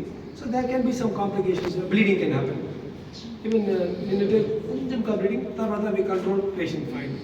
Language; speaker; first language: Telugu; non-native, learner; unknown